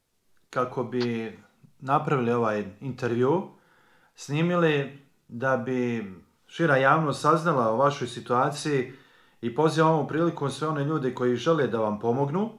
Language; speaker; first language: Croatian; native; Croatian